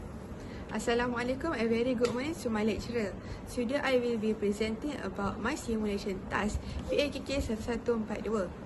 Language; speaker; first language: English; non-native, learner; Malay